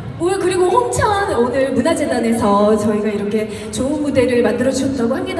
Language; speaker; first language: Korean; native; Korean